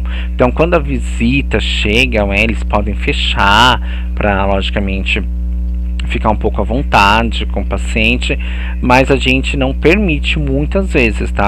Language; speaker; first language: Portuguese; native; Portuguese